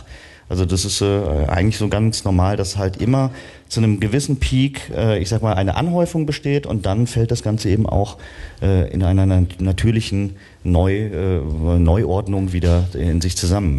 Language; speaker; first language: German; native; German